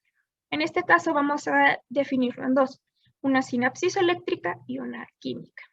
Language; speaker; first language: Spanish; native; Spanish